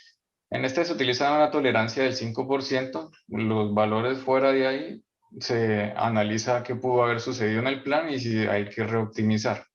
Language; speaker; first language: Spanish; native; Spanish